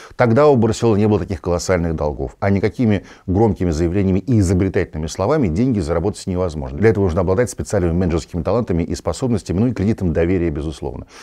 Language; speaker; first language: Russian; native; Russian